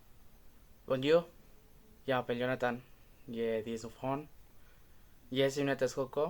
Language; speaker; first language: French; non-native, learner; Spanish